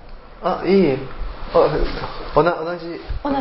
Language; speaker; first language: Japanese; non-native, learner; Chinese